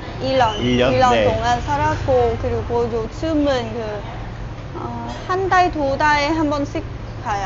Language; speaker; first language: Korean; non-native, learner; Vietnamese